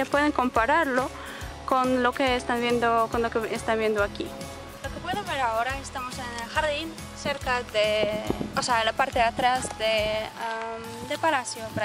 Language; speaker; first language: Spanish; non-native, fluent; Polish